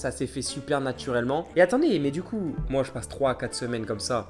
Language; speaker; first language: French; native; French